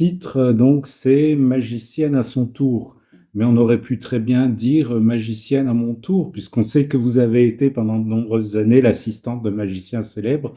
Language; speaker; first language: French; native; French